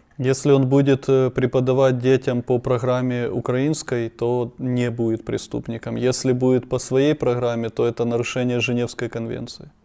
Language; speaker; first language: Russian; non-native, local second language; Ukrainian